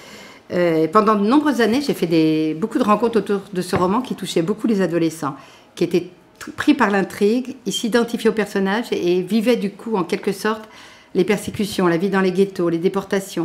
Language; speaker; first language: French; native; French